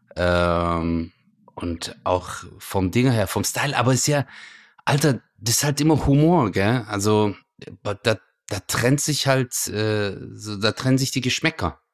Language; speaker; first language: German; early bilingual, other home language; Turkish